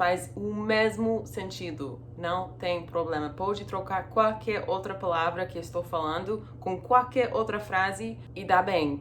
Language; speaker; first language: Portuguese; non-native, fluent; English